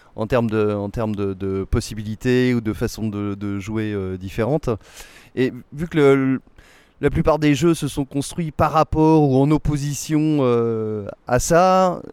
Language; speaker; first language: French; native; French